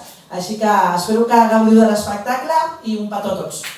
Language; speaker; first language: Catalan; native; Catalan